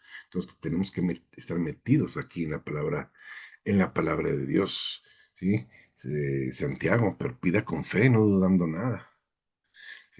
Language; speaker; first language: Spanish; native; Spanish